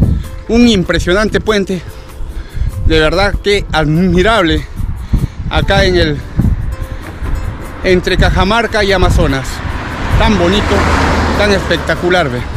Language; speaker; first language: Spanish; native; Spanish